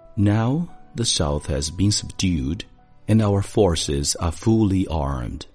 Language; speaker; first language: English; non-native, fluent; Chinese